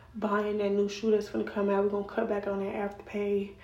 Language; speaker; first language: English; native; English